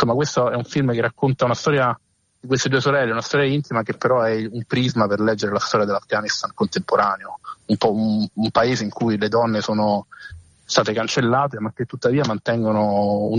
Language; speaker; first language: Italian; native; Italian